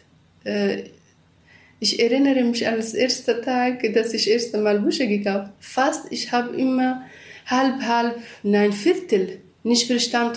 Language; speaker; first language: German; non-native, learner; Central Kurdish